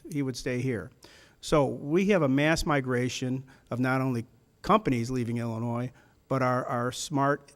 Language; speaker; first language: English; early bilingual, other home language; German